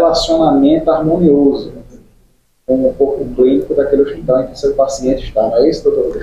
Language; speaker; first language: Portuguese; native; Portuguese